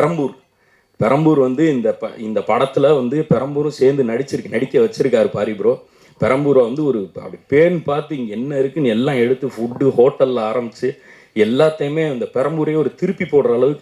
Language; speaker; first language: Tamil; native; Tamil